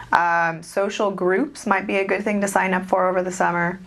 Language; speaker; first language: English; native; English